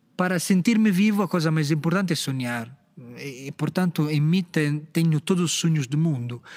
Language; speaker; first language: Portuguese; non-native, fluent; Italian